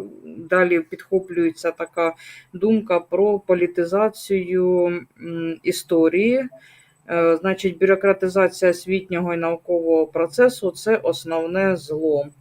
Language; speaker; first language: Ukrainian; native; Ukrainian